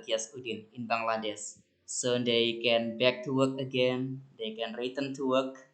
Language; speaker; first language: English; non-native, learner; Indonesian